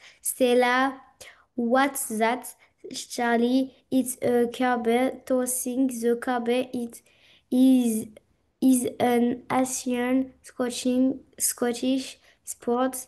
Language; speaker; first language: English; non-native, learner; French